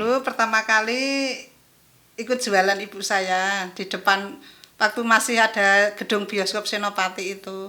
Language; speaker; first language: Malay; non-native, local second language; Javanese